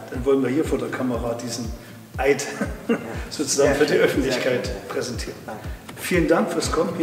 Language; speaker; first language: German; native; German